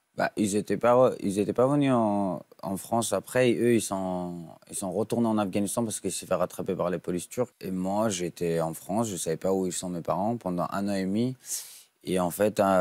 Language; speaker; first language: French; non-native, fluent; Persian